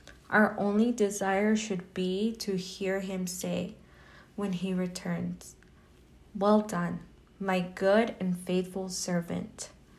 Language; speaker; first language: English; early bilingual, other home language; Spanish